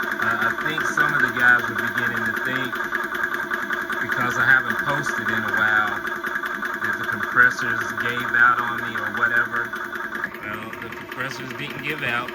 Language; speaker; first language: English; native; English